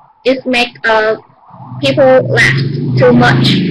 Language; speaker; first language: English; non-native, learner; Vietnamese